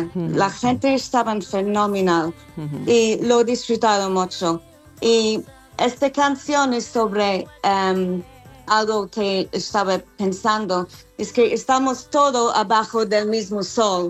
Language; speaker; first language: Spanish; non-native, learner; English